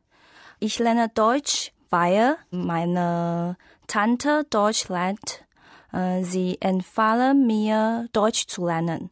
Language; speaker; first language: German; non-native, learner; Chinese